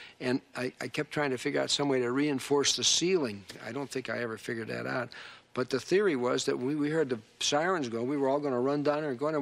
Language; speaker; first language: English; native; English